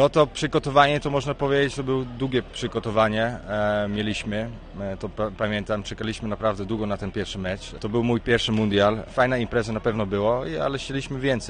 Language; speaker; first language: Polish; early bilingual, heritage; Polish